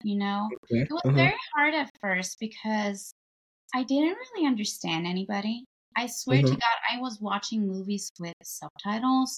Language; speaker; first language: English; non-native, fluent; Bulgarian